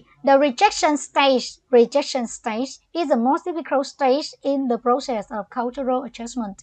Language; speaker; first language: English; non-native, fluent; Vietnamese